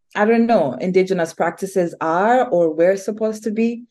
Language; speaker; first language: English; non-native, local second language; Kinyarwanda